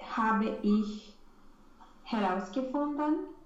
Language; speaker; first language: German; non-native, learner; Romanian